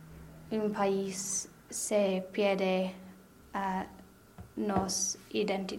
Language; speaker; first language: Spanish; non-native, learner; English